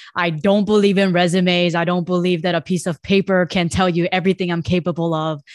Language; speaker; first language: English; early bilingual, other home language; Korean